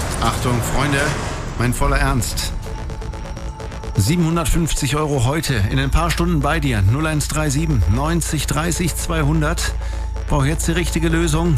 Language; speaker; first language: German; native; German